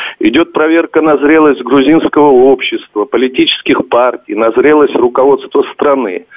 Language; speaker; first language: Russian; non-native, local second language; Georgian